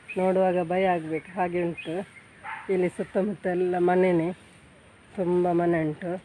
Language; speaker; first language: Kannada; non-native, local second language; Tulu